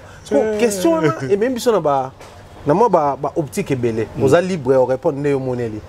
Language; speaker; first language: French; non-native, local second language; Lingala